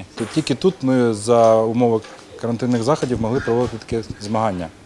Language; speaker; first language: Ukrainian; native; Ukrainian